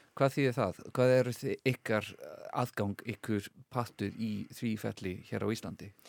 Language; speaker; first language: Icelandic; non-native, fluent; English